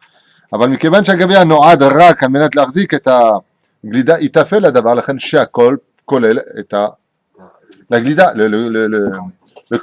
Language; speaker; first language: Hebrew; non-native, fluent; French